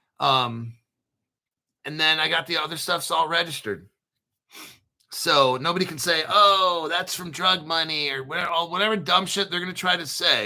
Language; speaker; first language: English; native; English